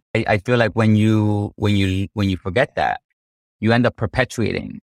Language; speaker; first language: English; native; English